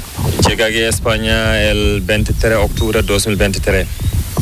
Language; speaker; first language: Spanish; non-native, learner; Fula